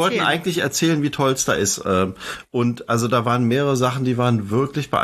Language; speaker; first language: German; native; German